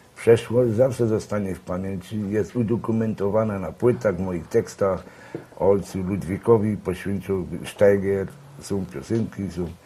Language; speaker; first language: Polish; native; Polish